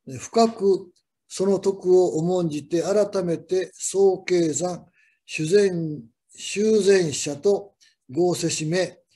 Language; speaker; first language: Japanese; native; Japanese